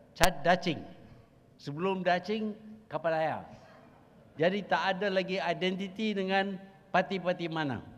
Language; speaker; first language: Malay; native; Malay